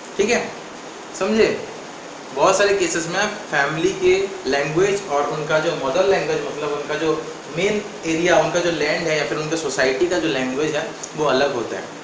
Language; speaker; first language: Hindi; non-native, local second language; Odia